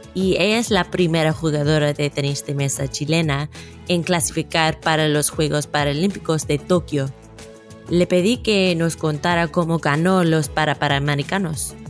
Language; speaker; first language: Spanish; non-native, fluent; English